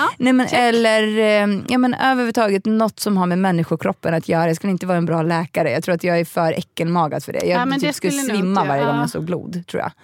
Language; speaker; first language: Swedish; native; Swedish